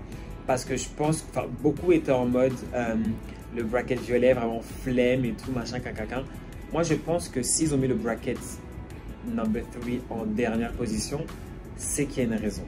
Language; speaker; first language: French; native; French